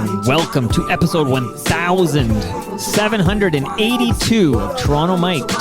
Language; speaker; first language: English; native; English